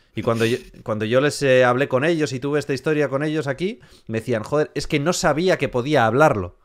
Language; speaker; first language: Spanish; native; Spanish